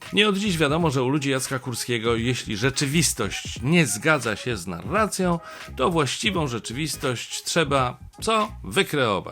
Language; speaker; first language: Polish; native; Polish